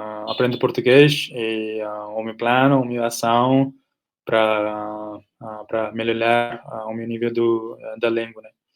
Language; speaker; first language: Portuguese; non-native, fluent; Nepali